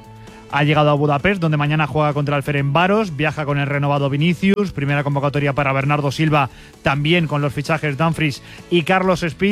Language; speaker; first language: Spanish; native; Spanish